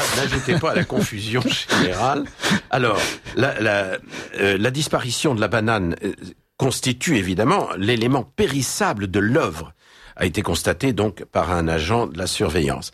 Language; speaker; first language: French; native; French